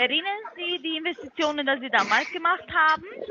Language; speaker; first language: German; non-native, learner; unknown